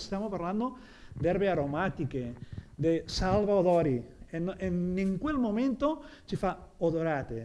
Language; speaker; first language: Italian; non-native, fluent; Catalan